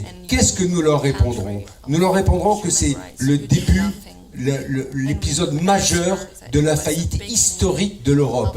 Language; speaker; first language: French; native; French